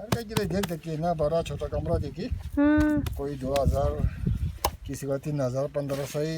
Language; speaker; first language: Hindi; non-native, learner; Nepali